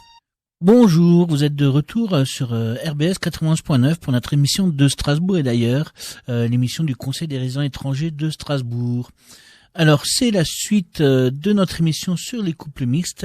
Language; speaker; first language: French; native; French